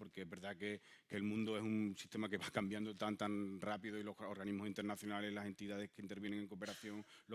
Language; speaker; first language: Spanish; native; Spanish